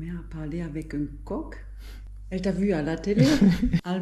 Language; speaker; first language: French; non-native, learner; German